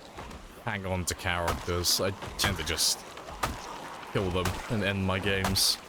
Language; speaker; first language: English; native; English